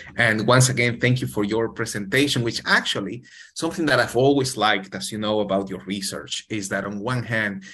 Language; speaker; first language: English; non-native, fluent; Spanish